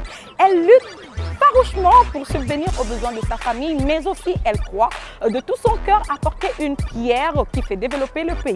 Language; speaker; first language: French; non-native, local second language; Lingala